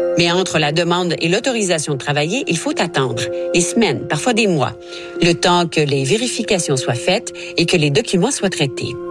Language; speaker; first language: French; native; French